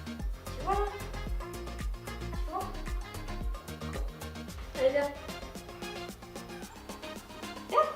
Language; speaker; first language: French; native; French